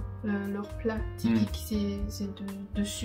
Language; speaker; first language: French; non-native, fluent; Chinese